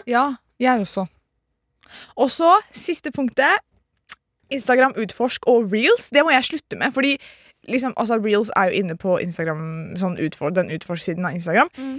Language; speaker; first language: Norwegian; early bilingual, other home language; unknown